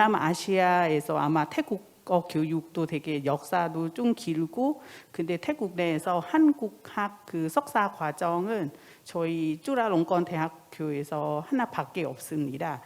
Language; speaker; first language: Korean; non-native, fluent; Thai